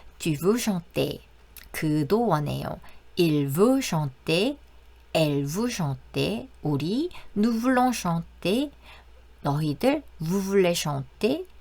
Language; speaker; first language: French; non-native, fluent; Korean